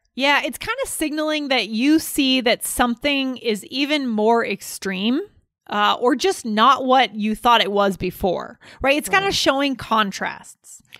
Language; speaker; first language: English; native; English